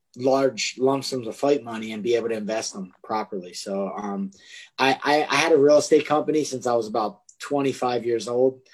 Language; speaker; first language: English; native; English